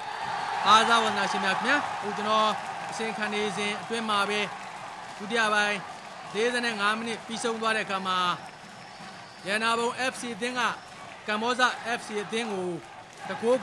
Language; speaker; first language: Burmese; native; Burmese